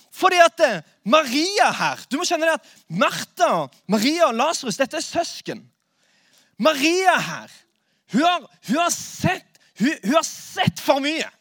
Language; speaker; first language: Norwegian; native; Norwegian